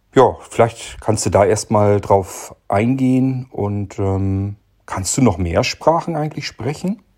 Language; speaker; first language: German; native; German